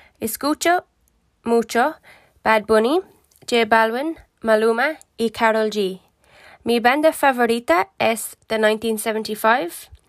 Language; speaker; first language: Spanish; non-native, learner; English